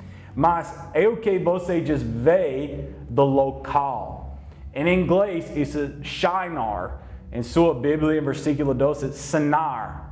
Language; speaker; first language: Portuguese; non-native, learner; English